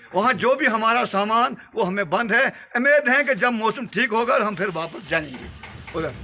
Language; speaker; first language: Hindi; native; Hindi